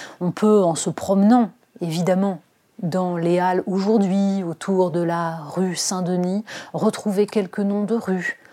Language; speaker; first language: French; native; French